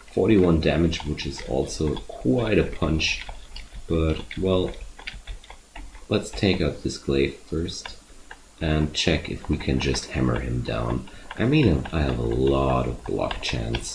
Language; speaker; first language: English; non-native, fluent; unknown